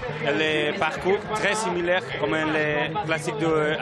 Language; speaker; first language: French; non-native, learner; Basque